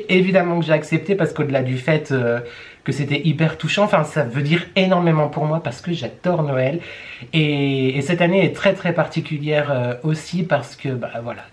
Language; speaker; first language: French; native; French